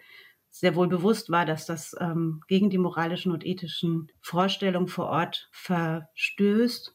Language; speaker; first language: German; native; German